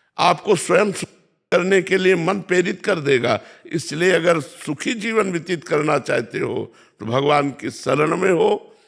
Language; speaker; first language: Hindi; native; Hindi